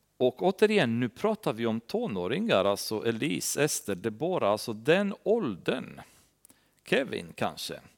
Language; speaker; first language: Swedish; non-native, fluent; Romanian